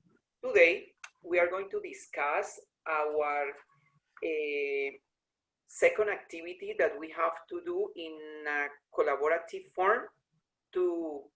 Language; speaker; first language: English; non-native, learner; Spanish